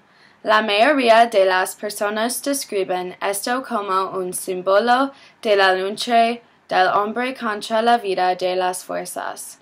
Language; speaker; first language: Spanish; non-native, learner; English